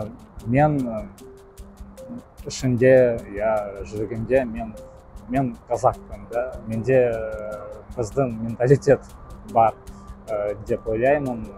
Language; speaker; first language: Kazakh; non-native, local second language; Russian